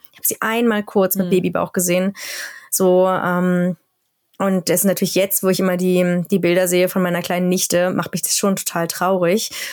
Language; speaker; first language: German; native; German